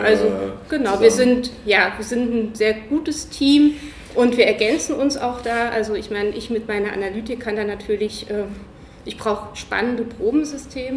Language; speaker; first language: German; native; German